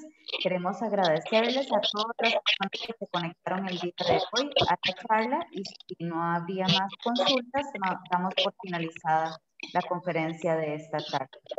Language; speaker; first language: Spanish; native; Spanish